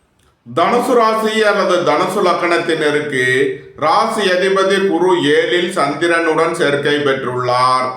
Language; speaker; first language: Tamil; native; Tamil